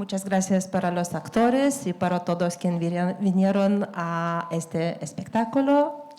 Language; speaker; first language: Spanish; non-native, fluent; Lithuanian